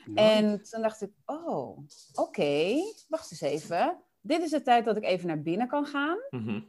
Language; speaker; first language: Dutch; early bilingual, other home language; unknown